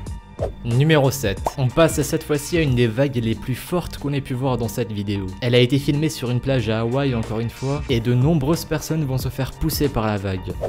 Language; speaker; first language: French; native; French